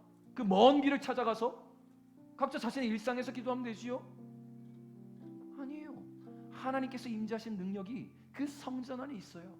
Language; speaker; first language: Korean; native; Korean